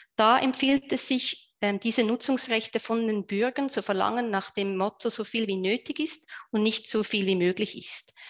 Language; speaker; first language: German; native; German